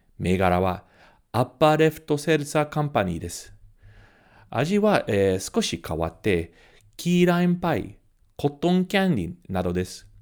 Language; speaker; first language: Japanese; early bilingual, heritage; Japanese